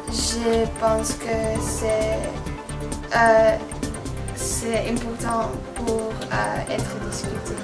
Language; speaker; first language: French; non-native, learner; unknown